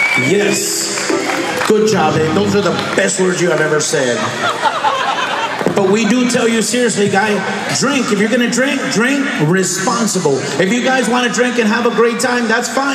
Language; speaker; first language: English; early bilingual, other home language; Spanish